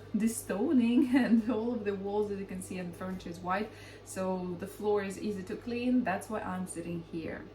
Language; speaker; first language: English; non-native, fluent; Russian